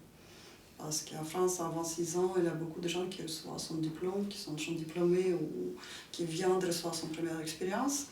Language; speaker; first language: French; non-native, fluent; Ukrainian